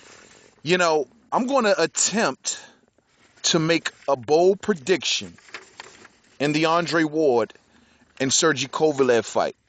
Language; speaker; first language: English; native; English